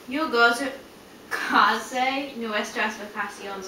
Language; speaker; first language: Spanish; non-native, learner; English